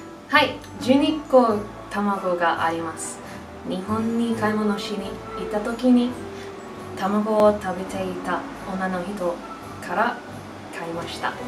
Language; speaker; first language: Japanese; non-native, learner; English